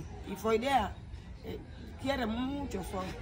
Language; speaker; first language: Spanish; non-native, local second language; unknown